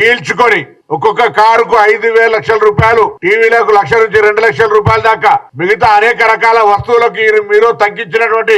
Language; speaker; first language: Telugu; native; Telugu